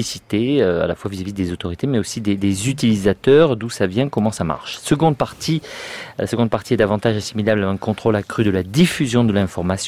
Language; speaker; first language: French; native; French